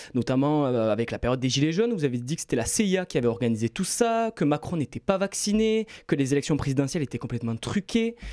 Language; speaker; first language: French; native; French